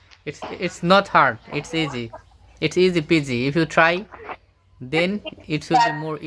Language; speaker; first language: English; non-native, fluent; Bangla